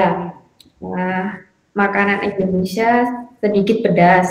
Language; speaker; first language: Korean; non-native, learner; Indonesian